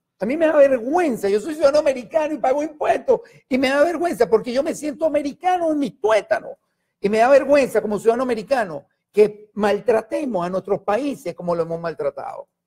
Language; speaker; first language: Spanish; native; Spanish